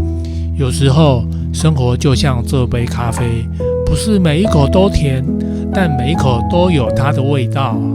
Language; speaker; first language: Chinese; native; Chinese